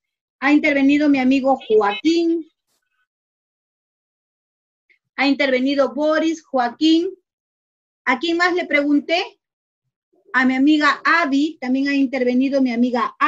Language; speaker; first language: Spanish; native; Spanish